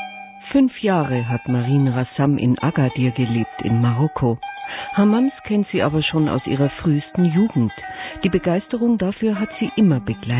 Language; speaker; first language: German; native; German